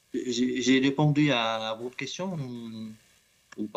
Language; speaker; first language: French; non-native, learner; Khmer